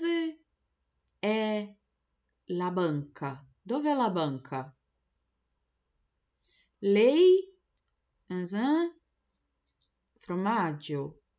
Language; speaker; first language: Italian; non-native, learner; Portuguese